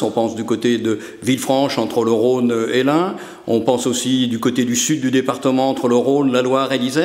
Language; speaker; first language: French; native; French